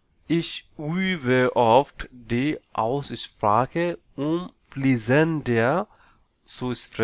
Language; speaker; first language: German; non-native, learner; Bangla